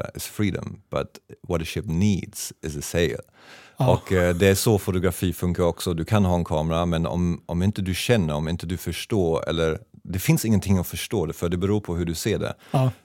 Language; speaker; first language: Swedish; non-native, fluent; German